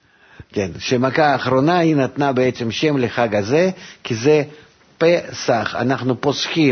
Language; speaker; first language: Hebrew; non-native, fluent; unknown